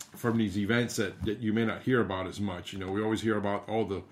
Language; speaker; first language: English; early bilingual, other home language; Spanish